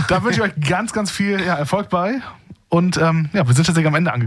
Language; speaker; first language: German; native; German